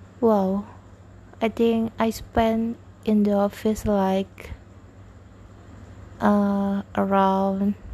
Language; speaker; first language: English; non-native, learner; Indonesian